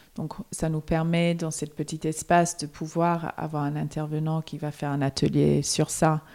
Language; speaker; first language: French; non-native, fluent; English